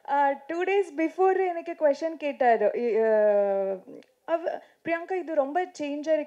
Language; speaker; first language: Tamil; non-native, learner; Kannada